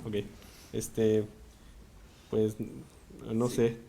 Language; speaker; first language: Spanish; native; Spanish